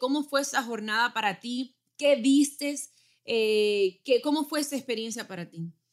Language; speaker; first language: Spanish; early bilingual, heritage; Spanish